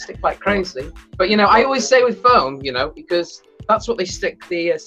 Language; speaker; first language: English; native; English